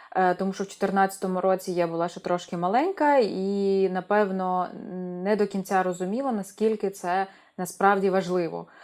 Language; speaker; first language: Ukrainian; non-native, local second language; Russian